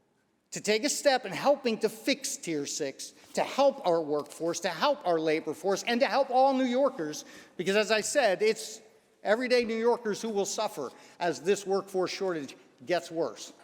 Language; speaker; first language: English; native; English